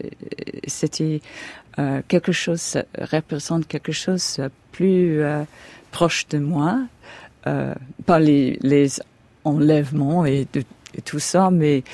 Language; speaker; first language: French; non-native, fluent; English